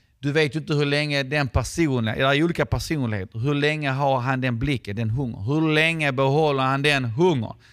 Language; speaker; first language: Swedish; non-native, fluent; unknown